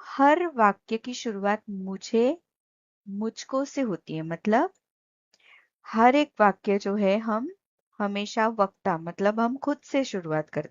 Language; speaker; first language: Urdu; non-native, local second language; Marathi